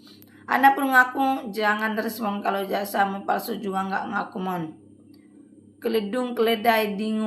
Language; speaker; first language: Indonesian; native; Indonesian